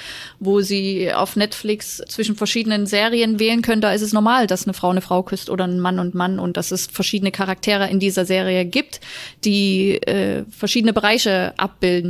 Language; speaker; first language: German; native; German